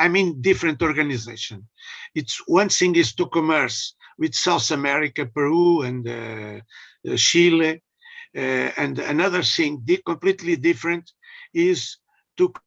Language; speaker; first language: English; non-native, learner; Portuguese